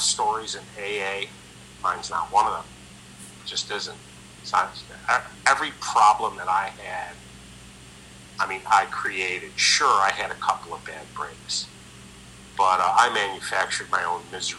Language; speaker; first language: English; native; English